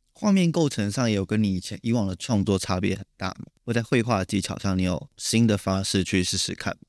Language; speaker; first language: Chinese; native; Chinese